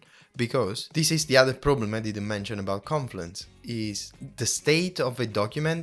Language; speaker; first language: English; non-native, fluent; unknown